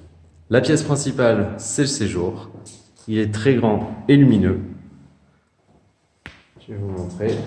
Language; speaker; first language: French; native; French